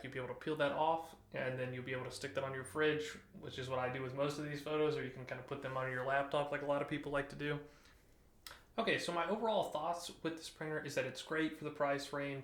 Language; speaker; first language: English; native; English